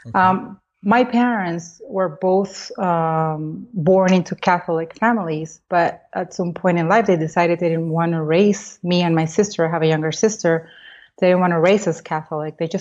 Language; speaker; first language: English; non-native, fluent; Spanish